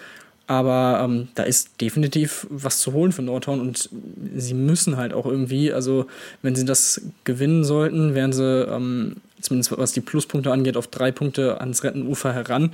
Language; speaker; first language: German; native; German